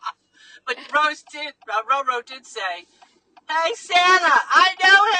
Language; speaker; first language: English; native; English